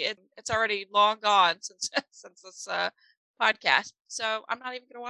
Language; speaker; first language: English; non-native, fluent; German